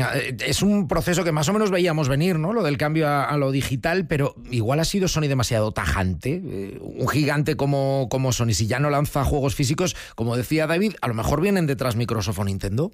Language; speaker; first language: Spanish; native; Spanish